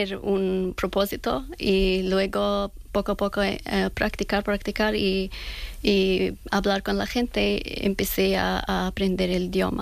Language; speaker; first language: Spanish; non-native, learner; Persian